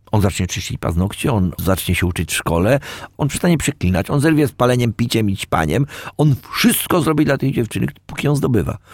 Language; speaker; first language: Polish; native; Polish